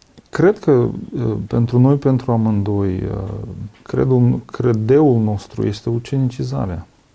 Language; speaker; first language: Romanian; non-native, fluent; Russian